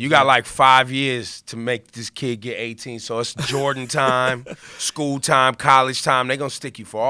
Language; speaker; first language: English; native; English